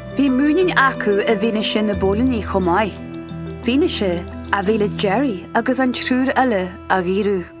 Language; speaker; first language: Irish; native; Irish